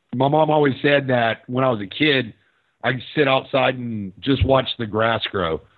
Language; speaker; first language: English; native; English